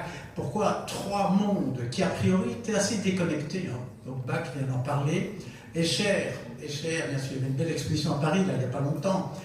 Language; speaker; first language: French; native; French